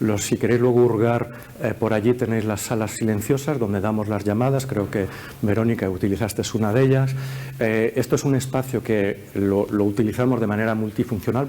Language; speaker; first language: Spanish; early bilingual, heritage; Spanish